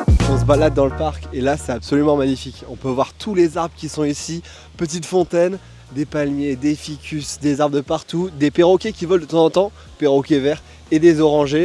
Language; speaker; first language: French; native; French